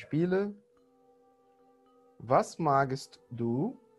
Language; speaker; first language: German; non-native, fluent; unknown